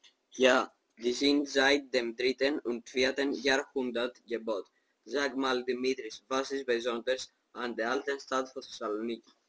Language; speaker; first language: German; non-native, learner; Greek